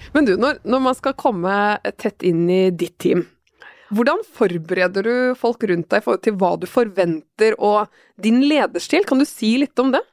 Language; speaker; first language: Norwegian; native; Norwegian